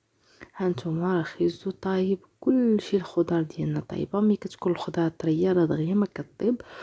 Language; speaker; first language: Arabic; native; Arabic